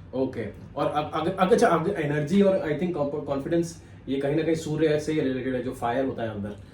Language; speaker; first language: Hindi; non-native, local second language; Punjabi